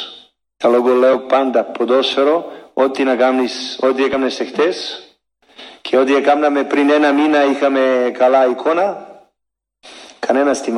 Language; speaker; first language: Greek; non-native, learner; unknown